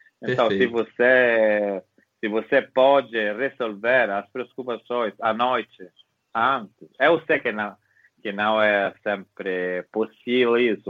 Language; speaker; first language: Portuguese; non-native, fluent; Italian